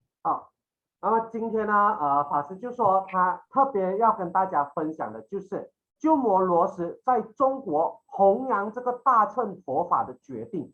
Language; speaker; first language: Chinese; native; Chinese